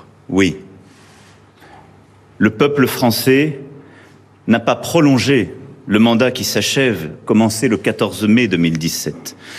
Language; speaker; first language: French; native; French